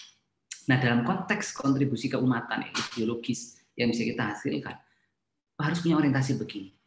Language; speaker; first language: Indonesian; native; Indonesian